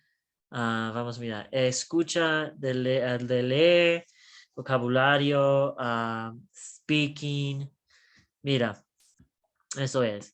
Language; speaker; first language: Spanish; non-native, learner; English